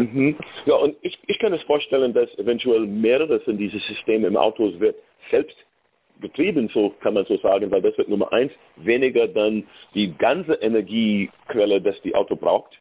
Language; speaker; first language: German; non-native, learner; English